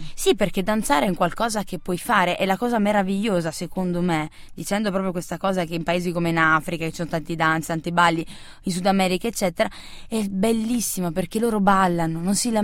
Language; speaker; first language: Italian; native; Italian